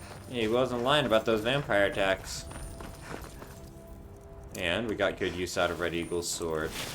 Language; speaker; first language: English; native; English